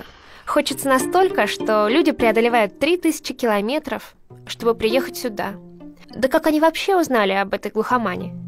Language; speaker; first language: Russian; native; Russian